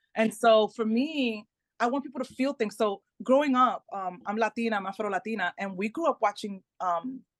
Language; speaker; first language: English; early bilingual, other home language; Spanish